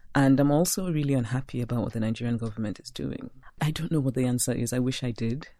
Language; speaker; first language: English; non-native, local second language; Igbo